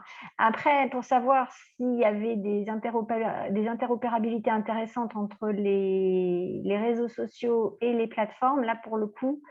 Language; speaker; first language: French; native; French